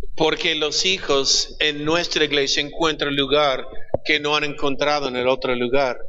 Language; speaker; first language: Spanish; non-native, fluent; English